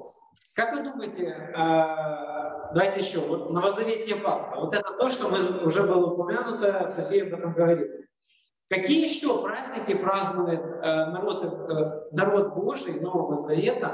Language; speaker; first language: Russian; native; Russian